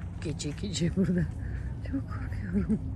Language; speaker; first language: Turkish; non-native, local second language; Russian